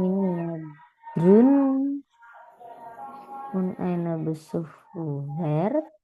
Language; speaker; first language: German; non-native, learner; Indonesian